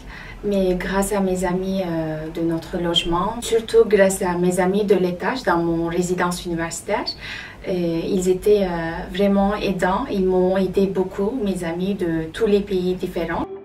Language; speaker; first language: French; non-native, fluent; Turkish